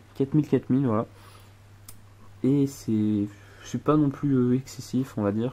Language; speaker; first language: French; native; French